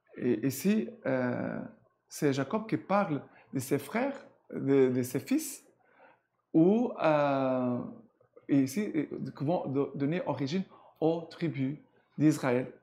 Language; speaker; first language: French; non-native, fluent; Portuguese